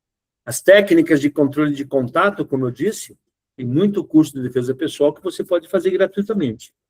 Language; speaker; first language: Portuguese; native; Portuguese